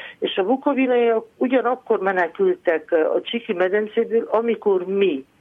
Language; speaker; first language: Hungarian; native; Hungarian